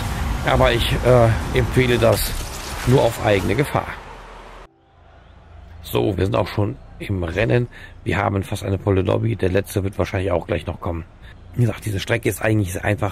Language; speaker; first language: German; native; German